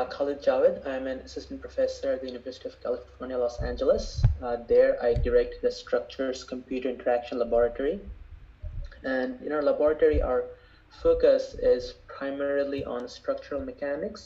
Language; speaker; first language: English; non-native, local second language; Bangla